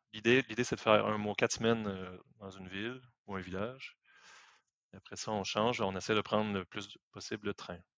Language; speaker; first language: French; native; French